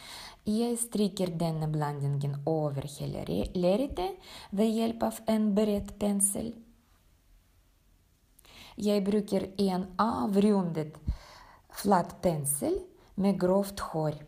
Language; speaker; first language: Norwegian; non-native, fluent; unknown